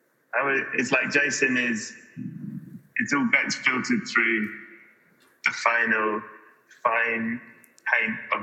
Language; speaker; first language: English; native; English